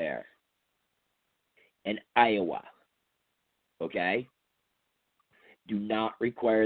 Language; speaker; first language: English; native; English